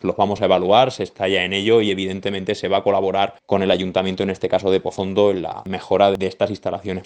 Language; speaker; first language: Spanish; native; Spanish